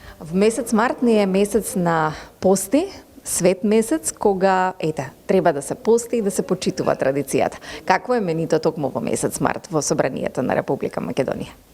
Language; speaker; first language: Macedonian; native; Macedonian